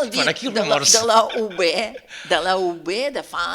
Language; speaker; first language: Catalan; non-native, fluent; Russian